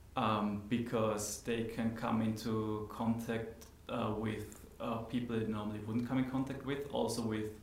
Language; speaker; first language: English; non-native, fluent; German